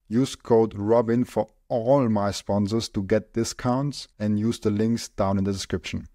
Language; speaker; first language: English; non-native, fluent; German